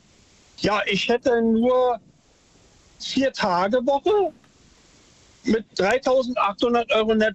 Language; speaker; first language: German; native; German